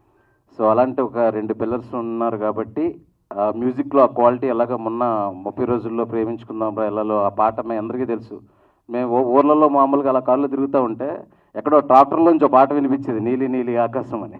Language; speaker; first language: Telugu; native; Telugu